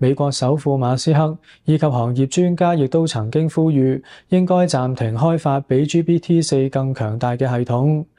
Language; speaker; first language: Cantonese; native; Cantonese